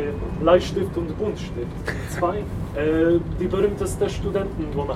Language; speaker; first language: German; non-native, fluent; Polish